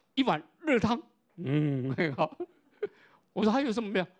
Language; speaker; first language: Chinese; non-native, local second language; Hakka Chinese